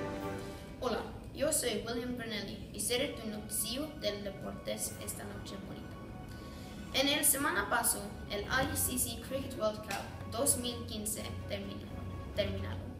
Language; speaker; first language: Spanish; non-native, learner; English